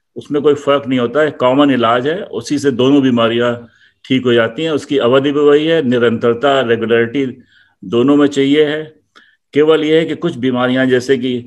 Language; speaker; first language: Hindi; native; Hindi